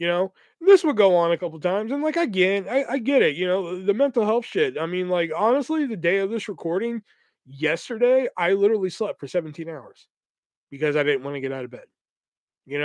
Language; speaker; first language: English; native; English